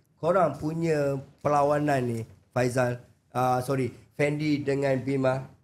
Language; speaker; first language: Malay; native; Malay